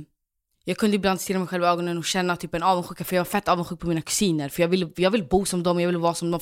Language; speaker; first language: Swedish; native; Swedish